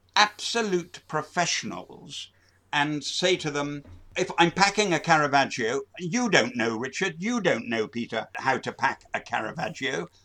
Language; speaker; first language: English; native; English